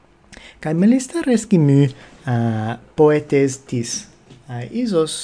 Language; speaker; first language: Greek; non-native, fluent; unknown